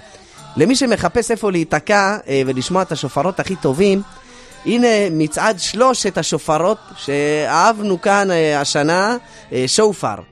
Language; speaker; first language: Hebrew; native; Hebrew